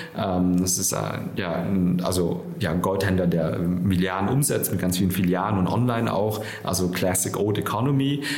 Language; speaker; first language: German; early bilingual, other home language; Vietnamese